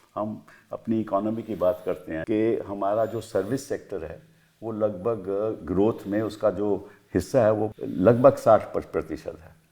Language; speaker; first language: Hindi; native; Hindi